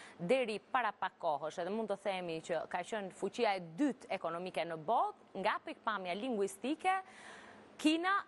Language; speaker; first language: Albanian; native; Albanian